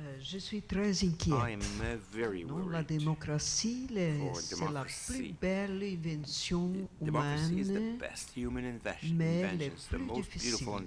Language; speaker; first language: French; non-native, learner; Portuguese